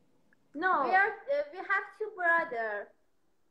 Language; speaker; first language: English; non-native, learner; Persian